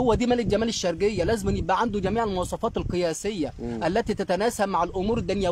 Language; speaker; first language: Arabic; native; Arabic